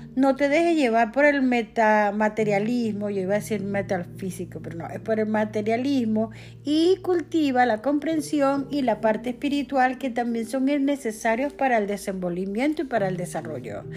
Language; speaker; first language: Spanish; native; Spanish